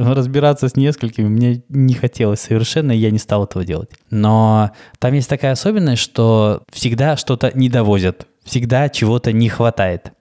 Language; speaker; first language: Russian; native; Russian